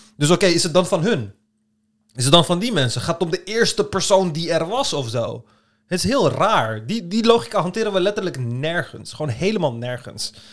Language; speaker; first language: Dutch; early bilingual, other home language; Turkish